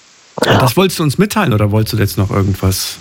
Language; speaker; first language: German; native; German